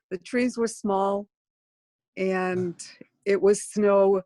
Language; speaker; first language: English; native; English